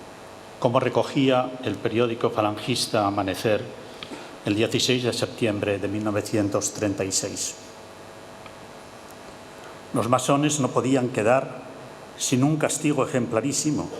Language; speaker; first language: Spanish; native; Spanish